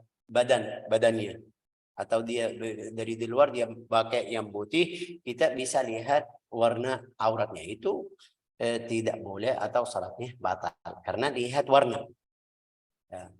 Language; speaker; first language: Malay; non-native, fluent; Arabic